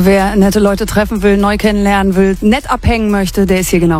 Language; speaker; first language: German; native; German